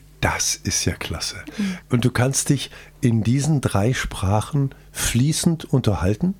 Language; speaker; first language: German; native; German